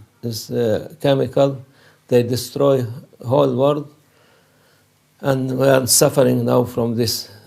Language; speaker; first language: English; non-native, learner; Turkish